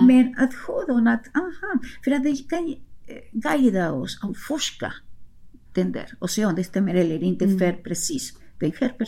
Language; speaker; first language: Swedish; non-native, fluent; Spanish